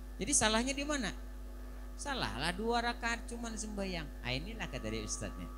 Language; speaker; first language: Indonesian; non-native, local second language; Banjar